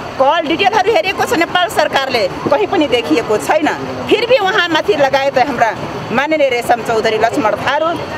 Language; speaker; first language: Nepali; non-native, local second language; Dangaura Tharu